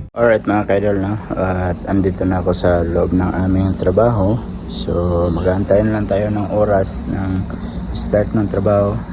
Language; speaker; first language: Filipino; non-native, local second language; Cebuano